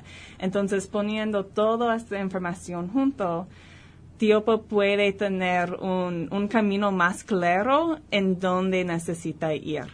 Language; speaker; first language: Spanish; early bilingual, heritage; Spanish